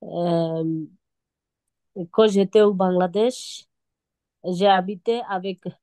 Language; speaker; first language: French; non-native, learner; Bangla